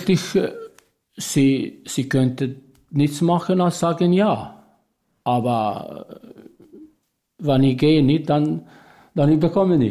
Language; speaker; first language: German; non-native, learner; Albanian